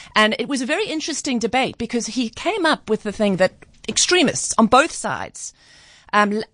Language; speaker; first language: English; native; English